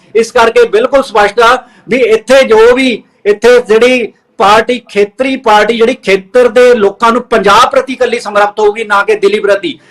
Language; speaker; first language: Punjabi; native; Punjabi